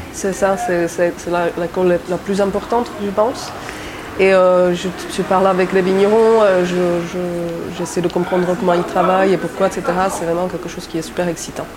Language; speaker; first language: French; non-native, fluent; Czech